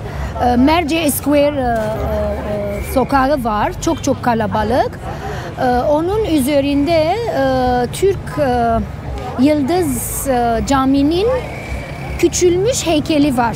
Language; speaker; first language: Turkish; non-native, fluent; Arabic